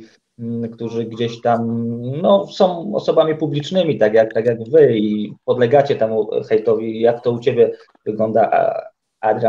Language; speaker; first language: Polish; native; Polish